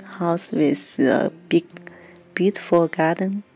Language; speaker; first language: English; non-native, learner; Chinese